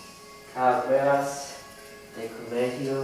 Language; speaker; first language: Spanish; non-native, learner; English